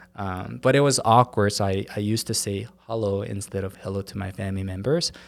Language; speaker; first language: English; non-native, fluent; Korean